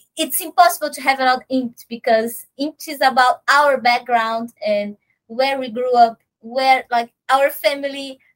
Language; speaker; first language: English; non-native, learner; Portuguese